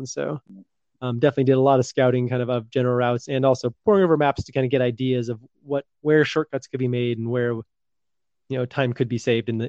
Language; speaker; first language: English; native; English